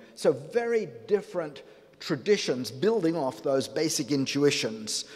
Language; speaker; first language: English; native; English